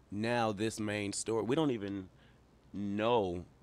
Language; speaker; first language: English; native; English